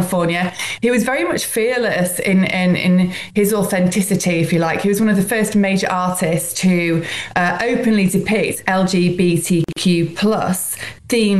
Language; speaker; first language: English; native; English